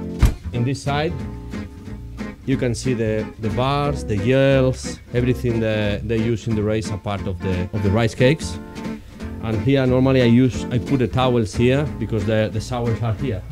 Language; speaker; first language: English; non-native, learner; Spanish